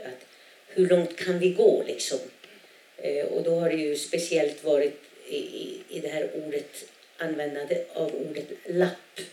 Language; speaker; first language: Swedish; non-native, local second language; Northern Sami